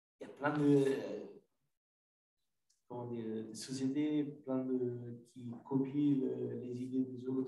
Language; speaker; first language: French; non-native, fluent; Italian